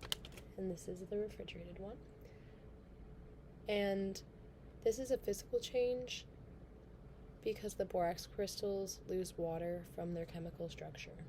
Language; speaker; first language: English; native; English